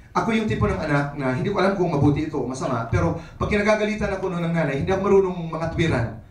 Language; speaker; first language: Filipino; non-native, local second language; Waray